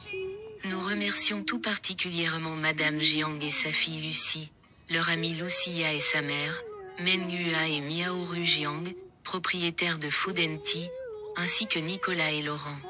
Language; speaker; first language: French; native; French